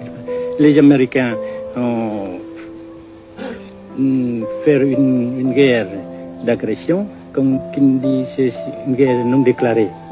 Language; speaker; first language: French; non-native, fluent; Vietnamese